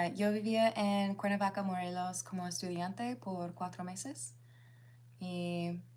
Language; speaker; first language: Spanish; non-native, learner; English